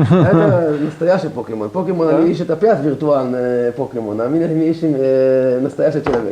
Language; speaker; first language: Russian; non-native, learner; Hebrew